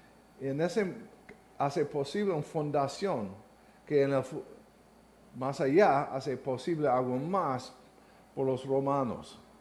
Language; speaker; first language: Spanish; non-native, learner; English